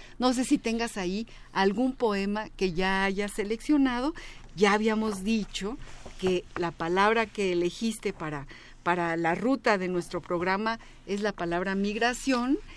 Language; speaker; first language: Spanish; native; Spanish